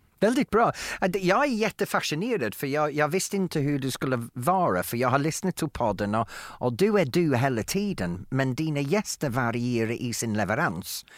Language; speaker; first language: Swedish; non-native, fluent; English